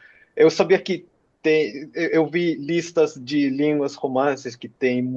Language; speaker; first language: Portuguese; non-native, fluent; Finnish